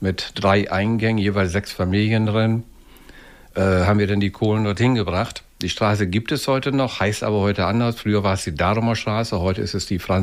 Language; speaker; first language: German; native; German